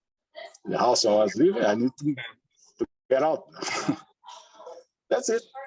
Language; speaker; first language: English; non-native, learner; Portuguese